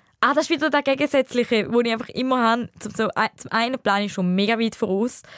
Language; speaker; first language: German; early bilingual, other home language; Tamil